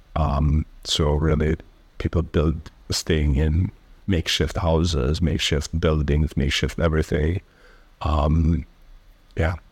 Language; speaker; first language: English; early bilingual, other home language; Albanian